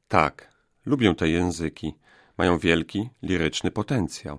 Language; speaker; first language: Polish; native; Polish